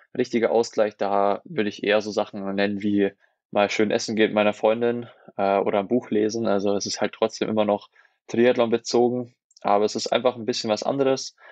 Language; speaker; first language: German; native; German